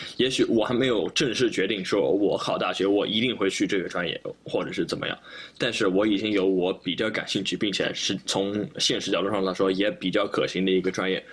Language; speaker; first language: Chinese; early bilingual, heritage; Chinese